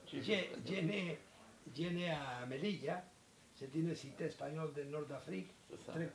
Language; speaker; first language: French; non-native, learner; Spanish